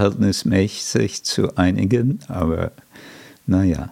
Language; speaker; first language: German; non-native, fluent; English